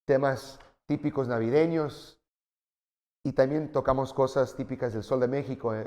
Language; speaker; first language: Spanish; early bilingual, heritage; Spanish